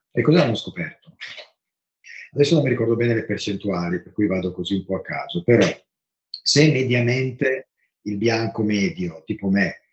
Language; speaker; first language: Italian; native; Italian